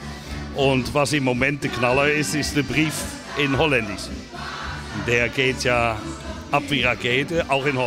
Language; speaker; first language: German; native; German